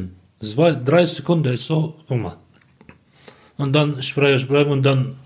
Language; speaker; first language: German; non-native, learner; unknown